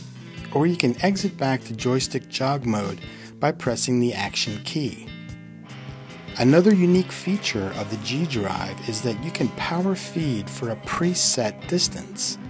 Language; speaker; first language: English; native; English